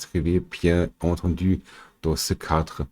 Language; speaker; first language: French; non-native, learner; German